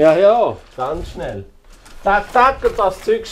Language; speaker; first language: German; native; German